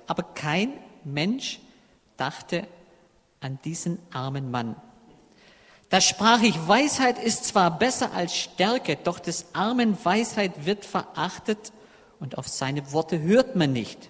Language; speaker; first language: German; native; German